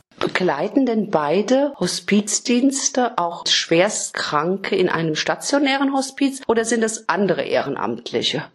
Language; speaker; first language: German; native; German